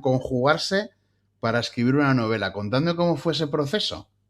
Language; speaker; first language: Spanish; native; Spanish